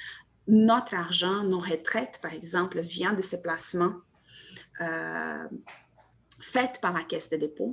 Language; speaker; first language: French; non-native, fluent; Portuguese